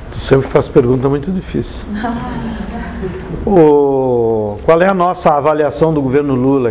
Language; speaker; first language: Portuguese; native; Portuguese